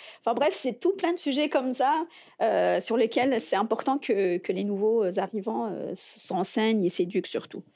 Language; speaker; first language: French; non-native, local second language; Arabic